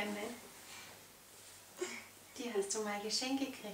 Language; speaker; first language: German; native; German